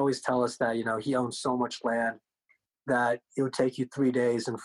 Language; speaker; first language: English; early bilingual, other home language; Korean